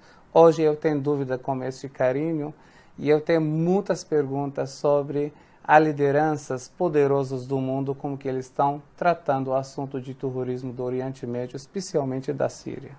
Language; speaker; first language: Portuguese; non-native, fluent; Arabic